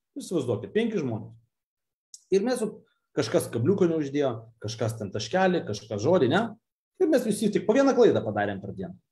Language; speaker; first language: Lithuanian; non-native, local second language; Russian